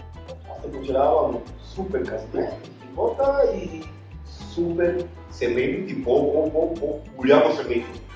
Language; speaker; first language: Bulgarian; non-native, learner; Spanish